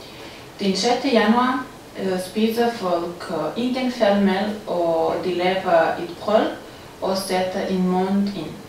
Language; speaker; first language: Danish; non-native, learner; Serbian